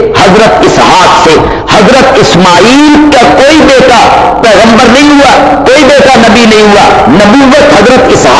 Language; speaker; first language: Urdu; non-native, local second language; Punjabi